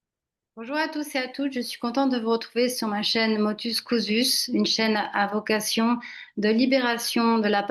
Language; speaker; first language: French; native; French